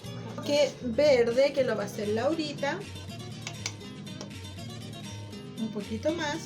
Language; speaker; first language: Spanish; native; Spanish